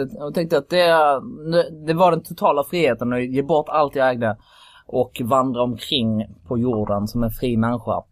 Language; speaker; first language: Swedish; early bilingual, other home language; Kurdish